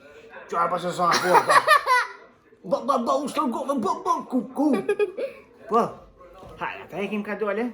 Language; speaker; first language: Albanian; native; Albanian